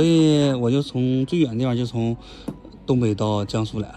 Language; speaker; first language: Chinese; native; Chinese